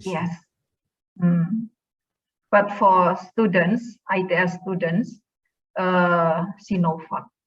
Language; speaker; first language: English; non-native, fluent; Indonesian